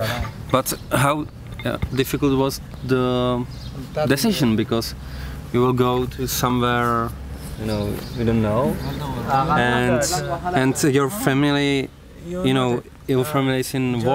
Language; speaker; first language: English; non-native, fluent; Czech